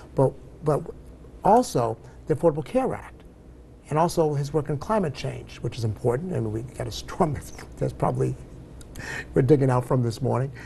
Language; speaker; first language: English; native; English